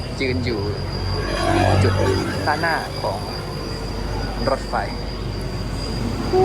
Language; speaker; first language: Thai; native; Thai